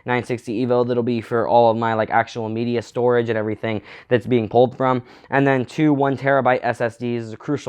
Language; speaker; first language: English; native; English